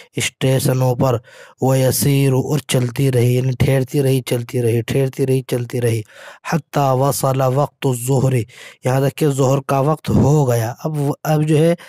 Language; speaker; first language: Urdu; native; Urdu